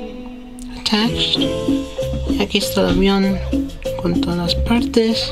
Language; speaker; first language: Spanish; early bilingual, heritage; Spanish